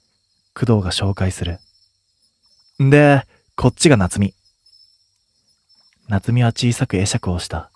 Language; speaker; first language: Japanese; native; Japanese